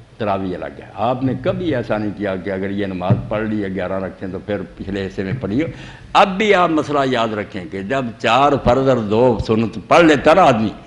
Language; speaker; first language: Urdu; non-native, local second language; Punjabi